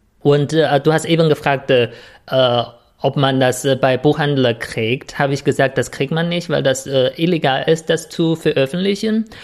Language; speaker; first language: German; non-native, fluent; Chinese